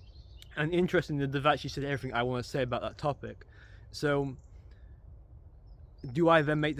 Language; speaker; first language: English; native; English